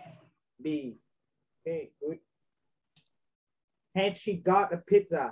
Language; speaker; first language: English; non-native, fluent; Vietnamese